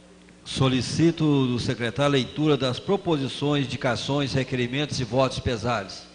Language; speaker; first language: Portuguese; native; Portuguese